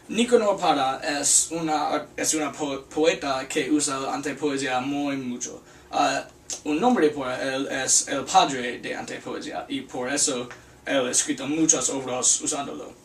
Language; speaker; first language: Spanish; non-native, learner; English